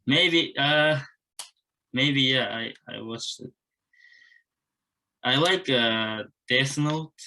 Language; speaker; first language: English; non-native, learner; Japanese